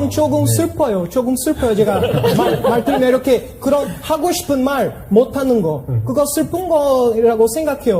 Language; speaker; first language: Korean; non-native, fluent; Portuguese